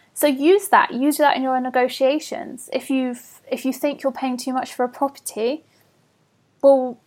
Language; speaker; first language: English; native; English